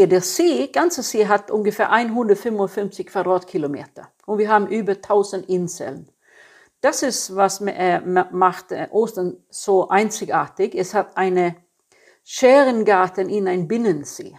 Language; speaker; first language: German; non-native, fluent; Swedish